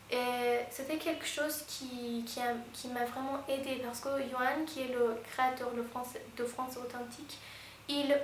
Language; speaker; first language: French; non-native, fluent; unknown